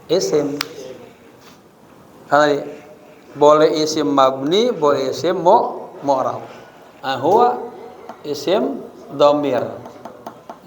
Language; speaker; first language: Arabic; non-native, fluent; Indonesian